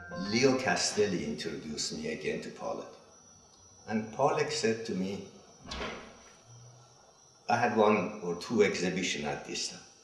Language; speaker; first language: English; non-native, fluent; Persian